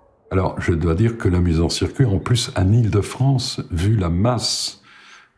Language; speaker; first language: French; native; French